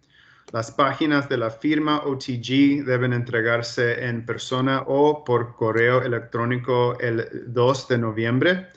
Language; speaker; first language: Spanish; early bilingual, heritage; Spanish